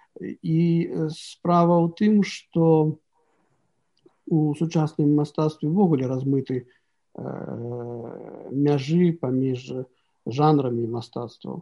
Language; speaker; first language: Belarusian; native; Belarusian